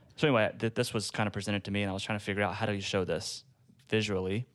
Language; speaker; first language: English; native; English